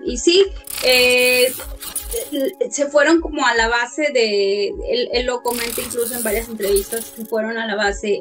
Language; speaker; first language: Spanish; native; Spanish